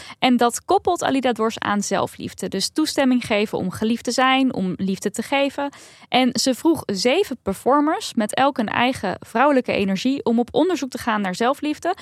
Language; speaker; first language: Dutch; native; Dutch